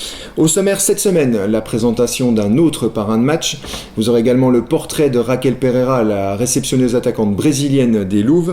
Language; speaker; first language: French; native; French